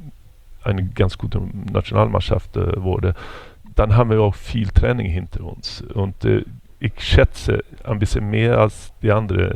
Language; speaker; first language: German; non-native, fluent; Swedish